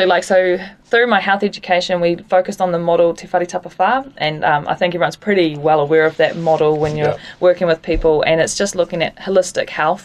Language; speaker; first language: English; native; English